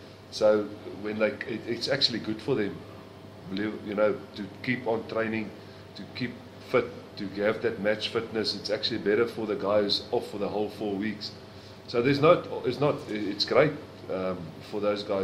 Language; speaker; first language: English; non-native, local second language; Afrikaans